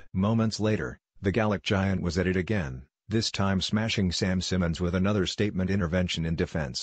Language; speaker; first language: English; native; English